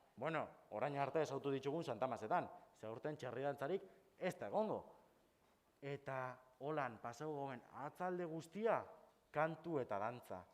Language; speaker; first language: Basque; native; Basque